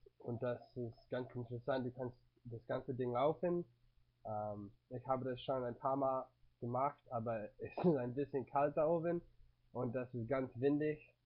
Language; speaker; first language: German; non-native, learner; English